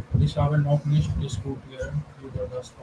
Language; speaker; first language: German; non-native, learner; Hindi